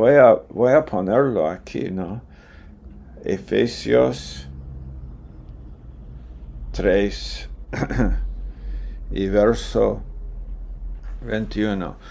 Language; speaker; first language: Spanish; non-native, fluent; English